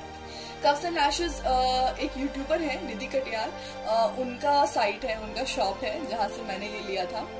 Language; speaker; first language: Hindi; native; Hindi